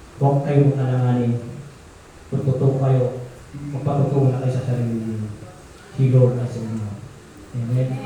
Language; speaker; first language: Filipino; non-native, local second language; Cebuano